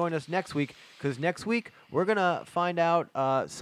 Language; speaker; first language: English; native; English